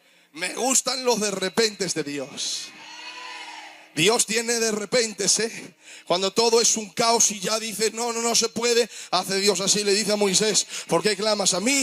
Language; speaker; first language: Spanish; native; Spanish